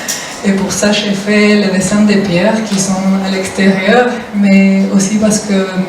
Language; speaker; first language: French; non-native, fluent; Spanish